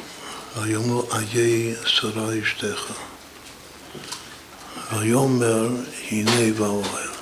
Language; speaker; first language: Hebrew; non-native, fluent; English